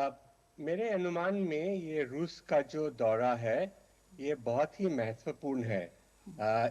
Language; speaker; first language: Hindi; native; Hindi